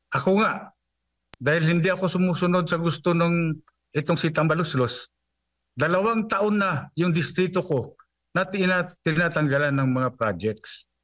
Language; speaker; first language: Filipino; non-native, local second language; Cebuano